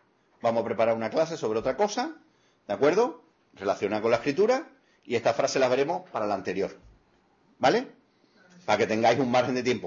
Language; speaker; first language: Spanish; native; Spanish